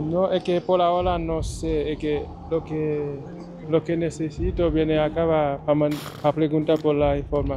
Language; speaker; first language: Spanish; non-native, learner; Haitian Creole